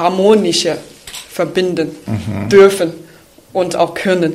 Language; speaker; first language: German; non-native, fluent; Chinese